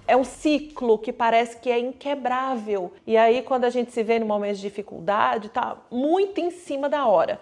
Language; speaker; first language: Portuguese; native; Portuguese